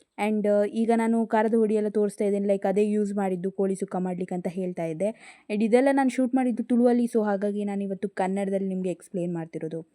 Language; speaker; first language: Kannada; non-native, local second language; Tulu